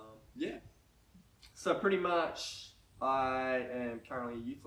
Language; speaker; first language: English; native; English